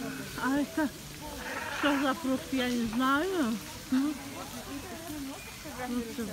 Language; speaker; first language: Russian; non-native, fluent; Azerbaijani